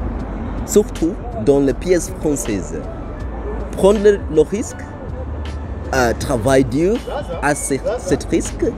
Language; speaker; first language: French; non-native, learner; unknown